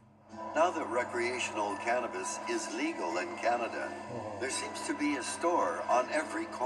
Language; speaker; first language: English; native; English